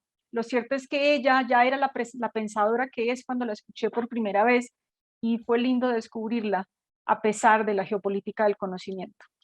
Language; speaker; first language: Spanish; native; Spanish